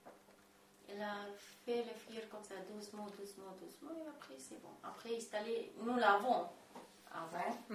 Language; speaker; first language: French; non-native, learner; Romanian